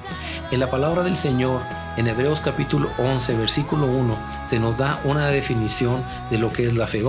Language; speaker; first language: Spanish; native; Spanish